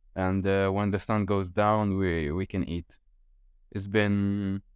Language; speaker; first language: English; non-native, fluent; Arabic